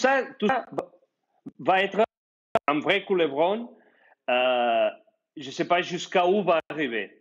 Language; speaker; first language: French; non-native, fluent; Spanish